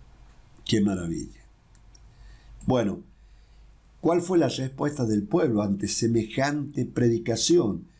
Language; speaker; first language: Spanish; native; Spanish